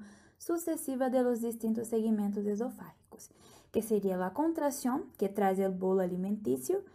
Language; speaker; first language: Portuguese; non-native, learner; Spanish